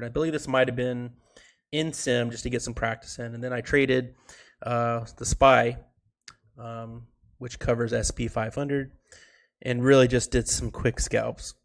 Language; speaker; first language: English; native; English